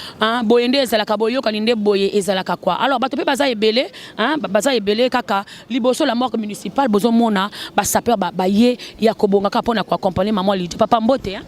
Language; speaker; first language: Lingala; native; Lingala